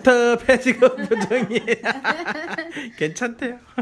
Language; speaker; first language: Korean; native; Korean